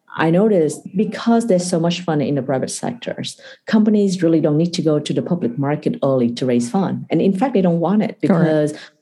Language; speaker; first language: English; non-native, fluent; Vietnamese